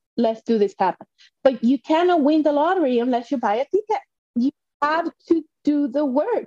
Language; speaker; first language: English; non-native, fluent; Spanish